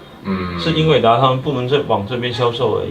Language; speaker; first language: Chinese; native; Chinese